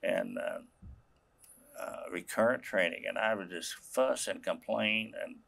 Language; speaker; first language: English; native; English